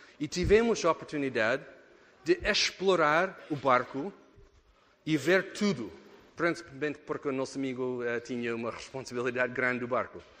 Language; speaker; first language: Portuguese; non-native, fluent; English